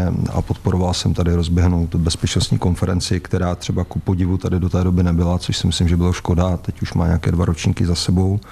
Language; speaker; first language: Czech; native; Czech